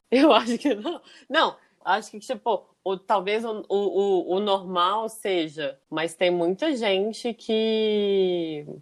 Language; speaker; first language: Portuguese; native; Portuguese